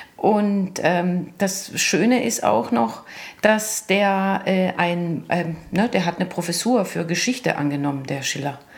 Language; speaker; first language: German; early bilingual, other home language; Croatian